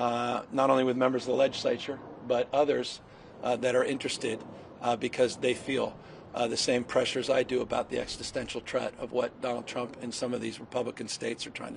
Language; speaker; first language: English; native; English